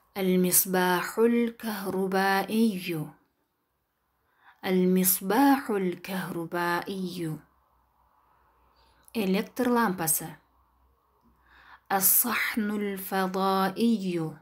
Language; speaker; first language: Arabic; non-native, fluent; Kyrgyz